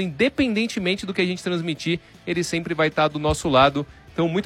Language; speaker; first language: Portuguese; native; Portuguese